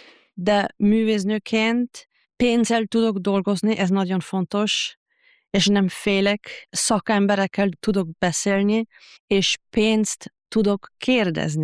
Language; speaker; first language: Hungarian; non-native, fluent; German